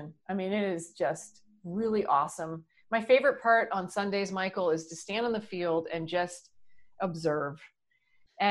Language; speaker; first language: English; native; English